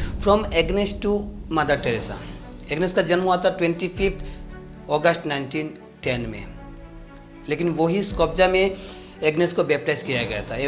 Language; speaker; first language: Hindi; non-native, local second language; Bangla